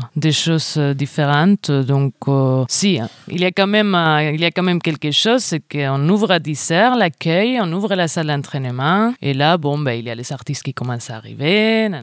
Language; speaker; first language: French; non-native, fluent; Spanish